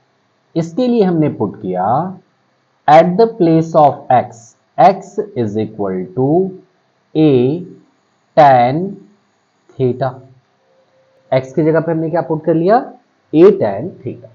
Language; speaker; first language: Hindi; native; Hindi